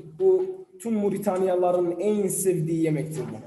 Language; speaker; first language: Turkish; non-native, learner; Arabic